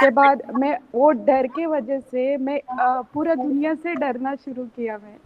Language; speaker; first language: Hindi; non-native, local second language; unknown